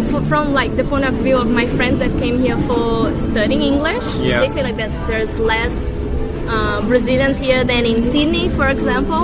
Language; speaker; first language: English; non-native, fluent; Portuguese